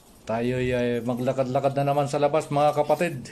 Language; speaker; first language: Filipino; native; Filipino